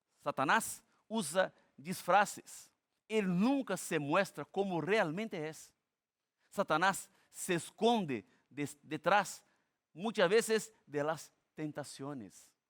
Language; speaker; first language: Spanish; non-native, fluent; Portuguese